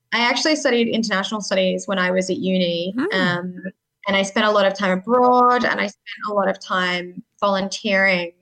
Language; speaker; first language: English; native; English